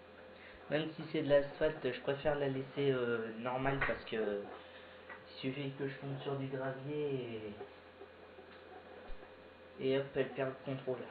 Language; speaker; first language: French; native; French